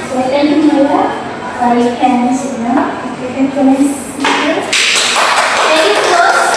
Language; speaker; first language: English; non-native, learner; Indonesian